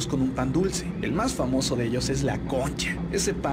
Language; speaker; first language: Spanish; native; Spanish